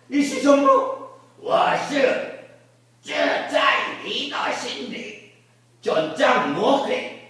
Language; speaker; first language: Chinese; non-native, learner; Korean